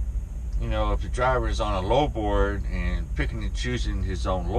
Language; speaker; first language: English; native; English